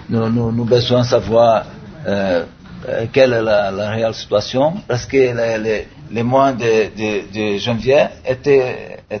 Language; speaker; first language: French; non-native, learner; Portuguese